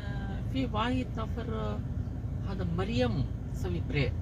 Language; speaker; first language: Arabic; non-native, learner; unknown